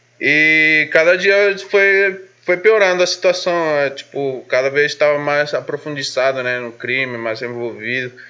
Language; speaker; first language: Portuguese; non-native, fluent; Spanish